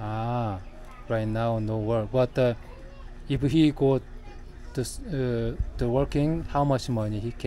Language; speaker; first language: English; non-native, learner; Korean